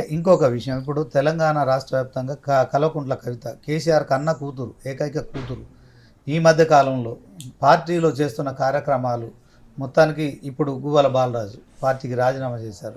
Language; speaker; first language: Telugu; native; Telugu